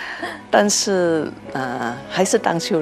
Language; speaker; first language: Chinese; early bilingual, heritage; Chinese